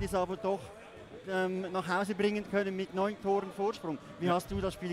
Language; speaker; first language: German; native; German